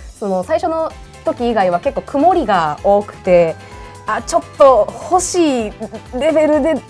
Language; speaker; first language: Japanese; native; Japanese